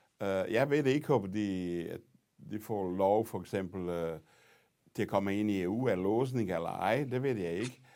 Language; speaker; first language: Danish; non-native, fluent; Portuguese